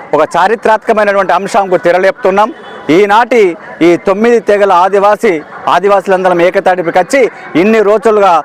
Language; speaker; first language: Telugu; native; Telugu